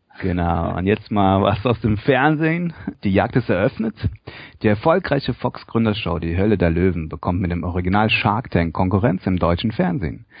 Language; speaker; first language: German; native; German